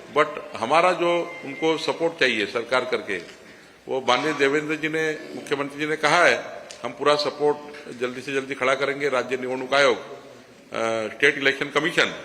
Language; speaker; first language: Hindi; non-native, local second language; Marathi